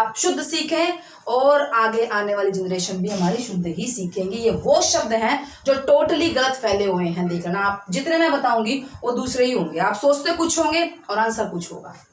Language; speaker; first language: Hindi; native; Hindi